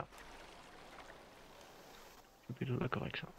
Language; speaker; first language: French; native; French